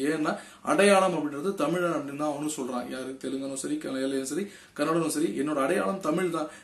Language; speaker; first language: Tamil; non-native, local second language; Telugu